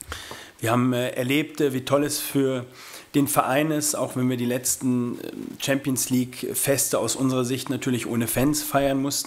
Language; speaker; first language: German; native; German